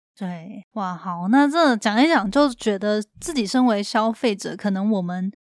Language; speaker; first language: Chinese; native; Chinese